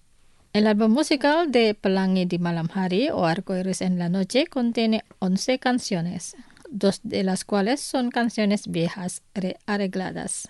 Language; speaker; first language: Spanish; non-native, fluent; Indonesian